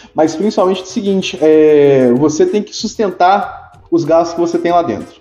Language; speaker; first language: Portuguese; native; Portuguese